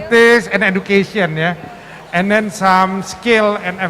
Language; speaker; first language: English; non-native, fluent; Indonesian